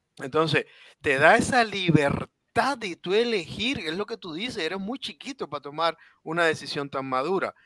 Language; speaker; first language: Spanish; native; Spanish